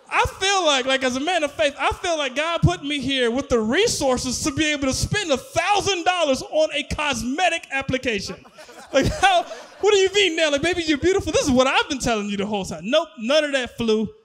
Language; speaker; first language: English; native; English